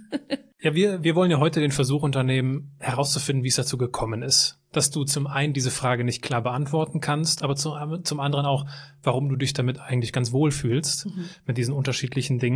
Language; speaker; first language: German; native; German